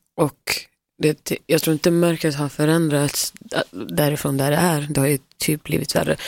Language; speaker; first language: Swedish; early bilingual, other home language; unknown